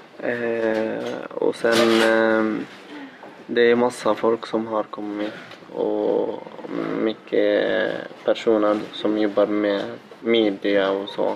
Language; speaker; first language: Swedish; non-native, learner; Arabic